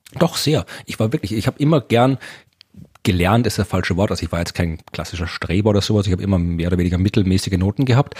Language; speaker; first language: German; native; German